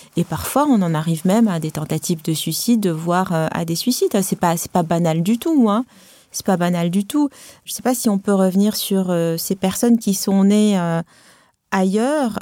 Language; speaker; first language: French; non-native, local second language; Arabic